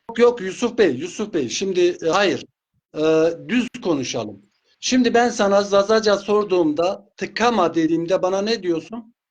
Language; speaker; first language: Turkish; non-native, local second language; Zaza